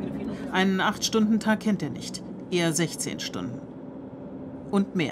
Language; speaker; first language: German; native; German